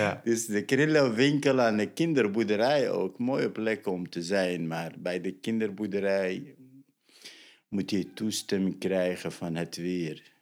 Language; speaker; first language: Dutch; non-native, fluent; Arabic